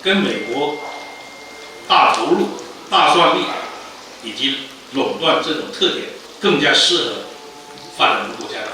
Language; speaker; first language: Chinese; native; Chinese